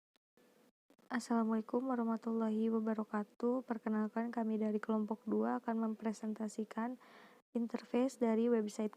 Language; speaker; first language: Indonesian; native; Indonesian